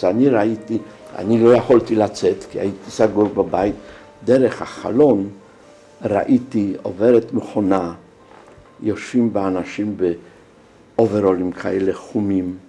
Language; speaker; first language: Hebrew; non-native, fluent; Polish